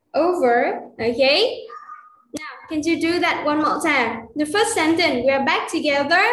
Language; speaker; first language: English; non-native, fluent; Vietnamese